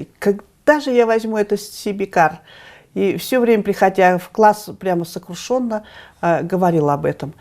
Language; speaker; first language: Russian; native; Russian